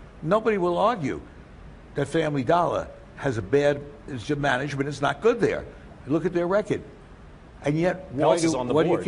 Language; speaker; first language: English; native; English